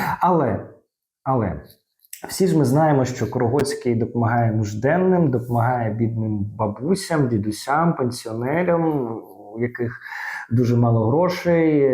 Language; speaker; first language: Ukrainian; native; Ukrainian